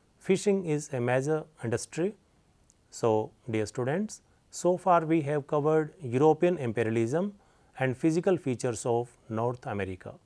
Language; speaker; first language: English; non-native, local second language; Hindi